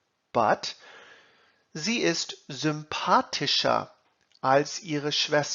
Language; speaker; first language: German; non-native, fluent; English